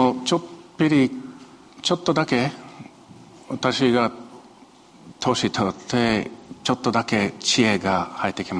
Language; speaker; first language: Japanese; non-native, fluent; Chinese